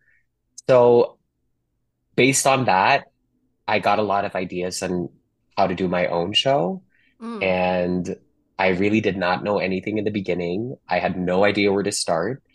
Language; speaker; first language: English; non-native, local second language; Filipino